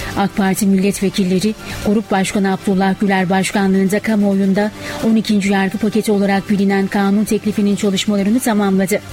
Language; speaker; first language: Turkish; native; Turkish